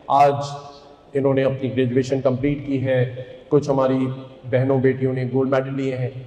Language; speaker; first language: Urdu; native; Urdu